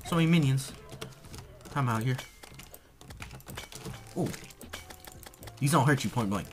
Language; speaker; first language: English; native; English